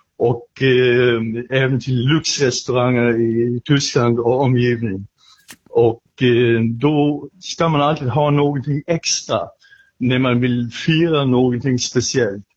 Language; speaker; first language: Swedish; non-native, fluent; German